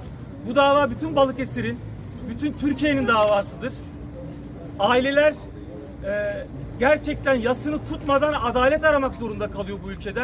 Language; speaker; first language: Turkish; native; Turkish